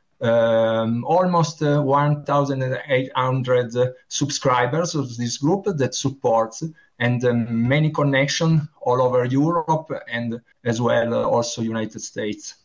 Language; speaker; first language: English; non-native, learner; Italian